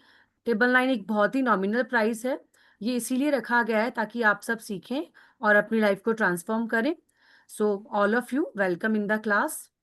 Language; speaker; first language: Hindi; native; Hindi